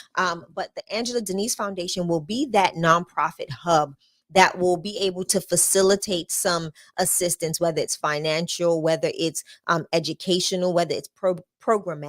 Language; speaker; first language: English; native; English